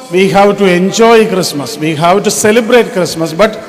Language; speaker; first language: English; non-native, local second language; Malayalam